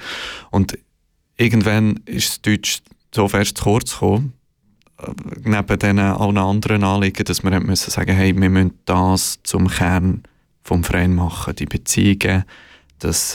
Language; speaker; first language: German; native; German